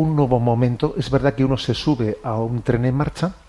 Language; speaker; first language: Spanish; native; Spanish